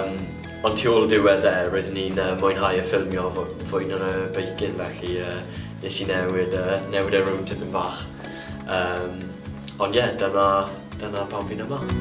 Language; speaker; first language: Welsh; non-native, local second language; English